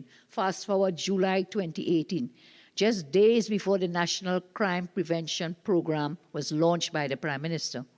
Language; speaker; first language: English; native; English